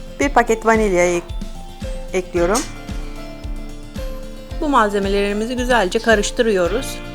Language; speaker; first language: Turkish; native; Turkish